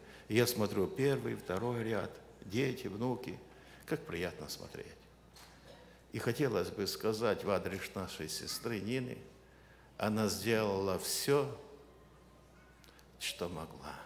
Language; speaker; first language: Russian; non-native, local second language; Ukrainian